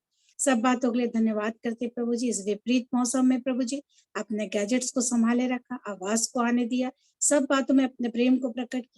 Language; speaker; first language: Hindi; native; Hindi